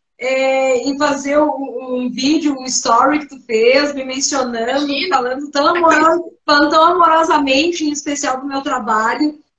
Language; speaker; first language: Portuguese; native; Portuguese